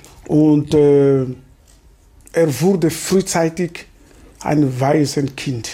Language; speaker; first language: German; non-native, learner; Lingala